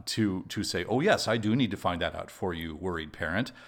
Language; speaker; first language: English; native; English